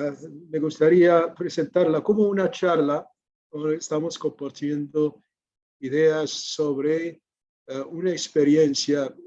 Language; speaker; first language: Spanish; non-native, fluent; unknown